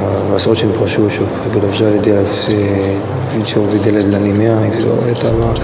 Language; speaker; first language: Russian; early bilingual, heritage; Russian